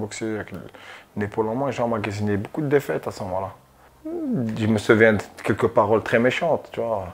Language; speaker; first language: French; early bilingual, other home language; Arabic